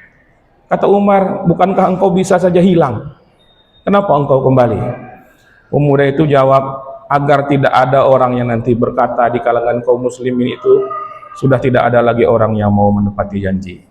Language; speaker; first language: Indonesian; native; Indonesian